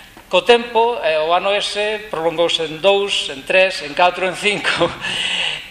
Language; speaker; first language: Spanish; native; Spanish